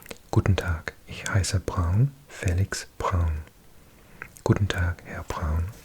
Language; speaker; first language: German; non-native, learner; English